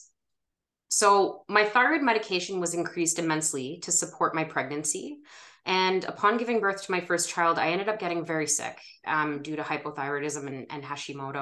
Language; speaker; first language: English; native; English